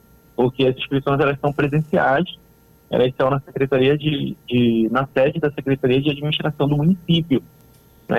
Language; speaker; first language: Portuguese; native; Portuguese